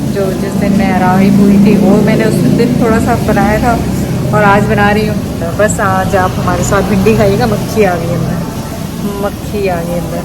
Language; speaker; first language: Urdu; non-native, local second language; Punjabi